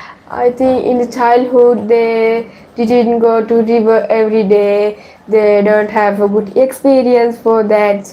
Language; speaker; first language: English; non-native, learner; Sinhala